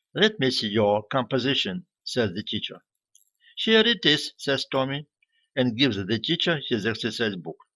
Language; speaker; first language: English; non-native, fluent; Ukrainian